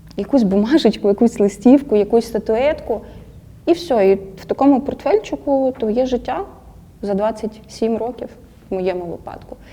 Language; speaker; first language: Ukrainian; native; Ukrainian